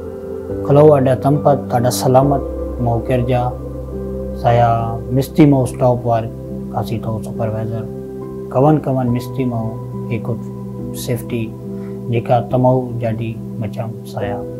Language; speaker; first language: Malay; non-native, learner; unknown